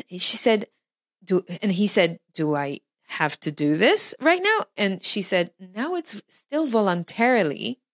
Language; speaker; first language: English; non-native, fluent; Hebrew